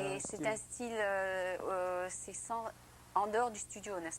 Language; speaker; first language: French; native; French